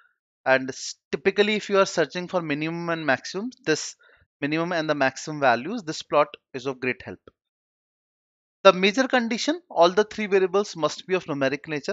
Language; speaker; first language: English; non-native, local second language; Hindi